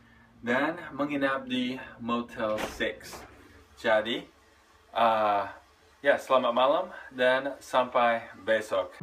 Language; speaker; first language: Indonesian; non-native, fluent; English